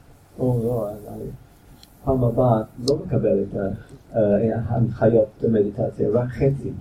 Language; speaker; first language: Hebrew; non-native, fluent; English